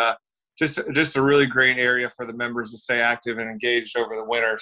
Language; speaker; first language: English; native; English